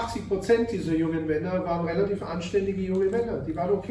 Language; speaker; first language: German; native; German